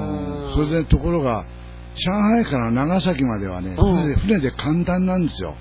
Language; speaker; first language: Japanese; native; Japanese